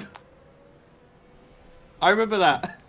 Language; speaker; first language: English; native; English